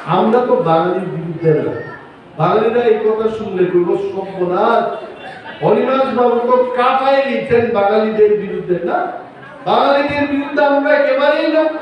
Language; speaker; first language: Bangla; non-native, local second language; Kok Borok